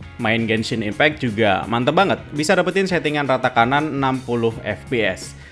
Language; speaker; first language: Indonesian; native; Indonesian